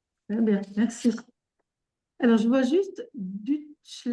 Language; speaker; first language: French; native; French